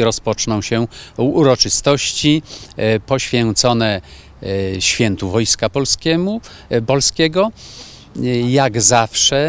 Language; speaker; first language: Polish; native; Polish